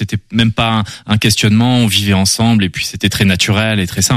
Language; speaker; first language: French; native; French